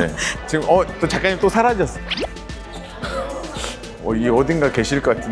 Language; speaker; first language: Korean; native; Korean